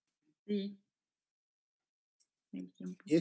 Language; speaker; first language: Spanish; non-native, fluent; French